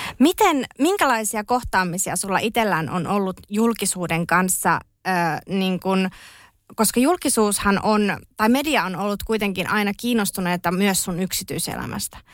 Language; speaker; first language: Finnish; native; Finnish